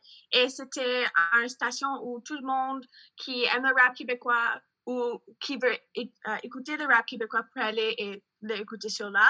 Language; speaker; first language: French; non-native, learner; English